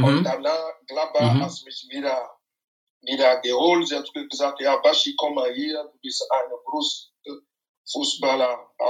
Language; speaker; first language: German; non-native, fluent; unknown